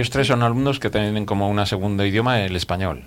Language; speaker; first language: Spanish; native; Spanish